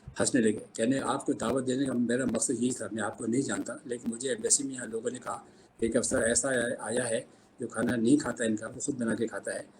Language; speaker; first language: Urdu; native; Urdu